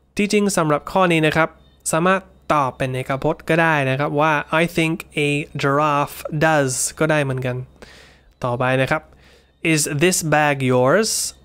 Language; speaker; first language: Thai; non-native, fluent; English